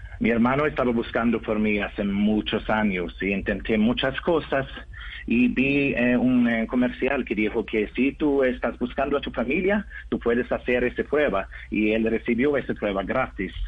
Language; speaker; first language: Spanish; non-native, learner; Norwegian